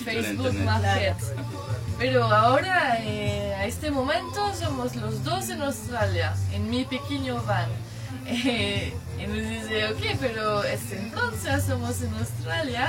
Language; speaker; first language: Spanish; non-native, learner; French